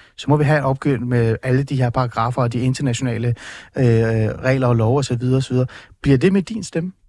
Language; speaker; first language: Danish; early bilingual, other home language; Persian